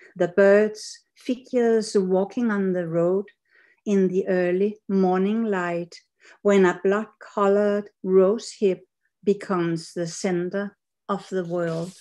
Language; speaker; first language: English; non-native, fluent; Danish